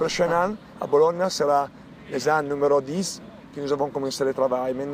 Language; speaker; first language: French; non-native, learner; Italian